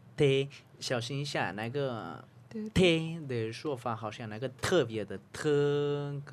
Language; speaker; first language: Chinese; non-native, fluent; Spanish